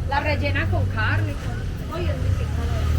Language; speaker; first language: Spanish; native; Spanish